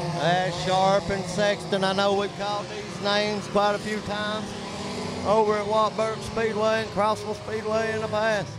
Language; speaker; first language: English; native; English